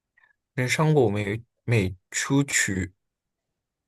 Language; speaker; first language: Chinese; non-native, learner; Indonesian